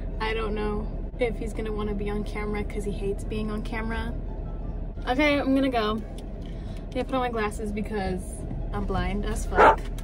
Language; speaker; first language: English; early bilingual, other home language; Spanish